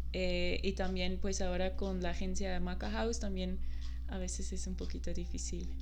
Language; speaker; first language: Spanish; non-native, fluent; Dutch